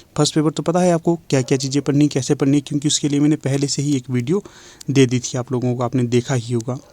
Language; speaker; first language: Hindi; native; Hindi